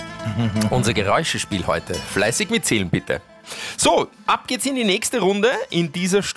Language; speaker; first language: German; native; German